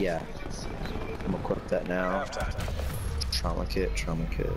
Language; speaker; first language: English; native; English